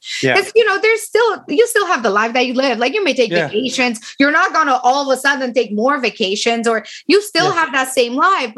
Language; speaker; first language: English; non-native, fluent; Romanian